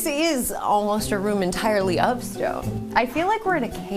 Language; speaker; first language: English; native; English